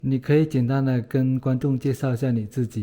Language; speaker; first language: Chinese; native; Chinese